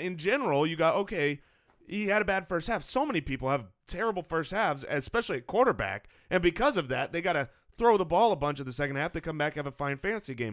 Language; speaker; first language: English; native; English